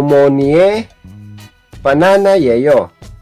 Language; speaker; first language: Korean; non-native, learner; Filipino